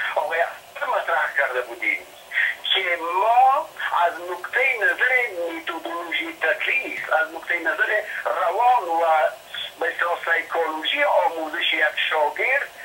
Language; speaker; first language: Persian; non-native, local second language; Shughni